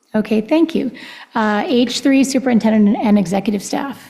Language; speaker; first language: English; non-native, fluent; Spanish